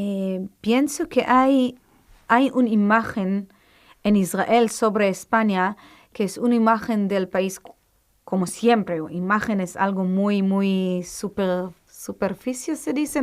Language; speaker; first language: Spanish; non-native, fluent; Hebrew